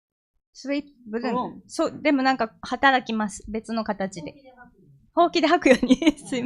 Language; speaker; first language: Japanese; non-native, fluent; Korean